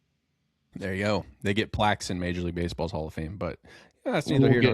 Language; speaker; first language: English; native; English